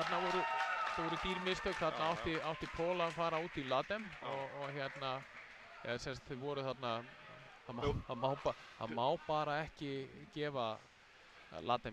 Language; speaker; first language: Icelandic; native; Icelandic